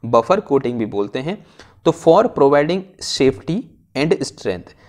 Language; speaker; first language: Hindi; native; Hindi